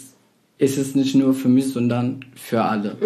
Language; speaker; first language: German; non-native, fluent; Arabic